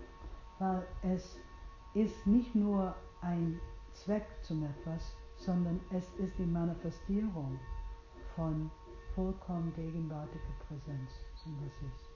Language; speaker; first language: German; non-native, fluent; English